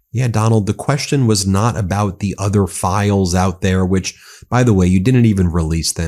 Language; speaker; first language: English; native; English